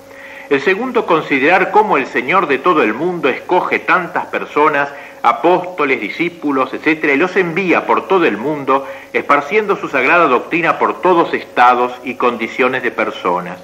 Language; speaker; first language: Spanish; native; Spanish